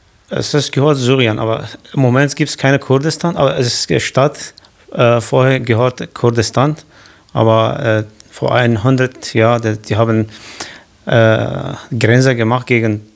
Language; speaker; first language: German; non-native, learner; Kurdish